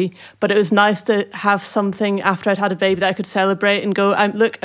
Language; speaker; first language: English; native; English